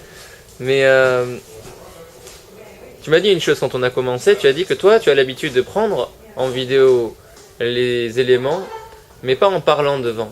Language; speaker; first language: French; native; French